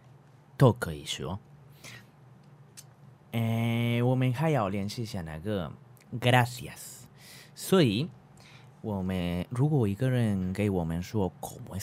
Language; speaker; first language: Chinese; non-native, learner; Spanish